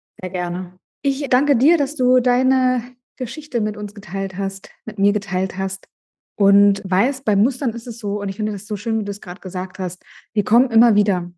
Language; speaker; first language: German; native; German